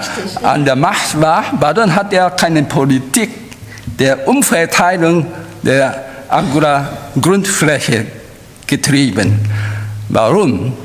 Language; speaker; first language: German; non-native, fluent; Chinese